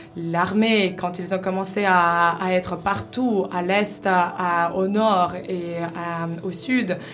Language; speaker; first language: French; non-native, fluent; Ukrainian